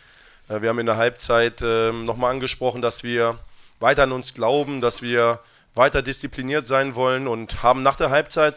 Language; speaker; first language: German; native; German